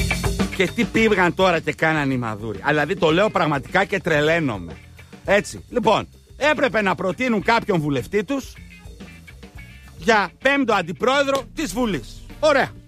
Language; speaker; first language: Greek; native; Greek